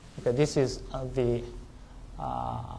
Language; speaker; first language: English; non-native, learner; Japanese